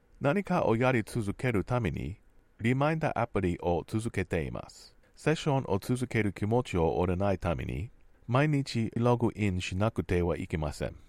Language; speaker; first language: Japanese; non-native, learner; English